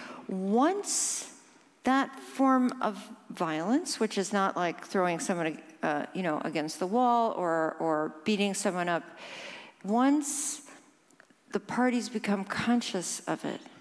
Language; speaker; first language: English; early bilingual, other home language; Norwegian